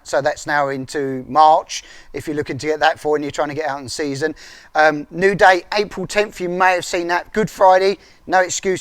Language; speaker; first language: English; native; English